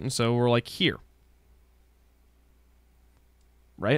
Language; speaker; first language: English; native; English